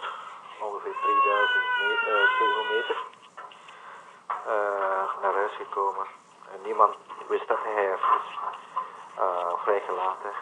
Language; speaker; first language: Dutch; non-native, learner; Vietnamese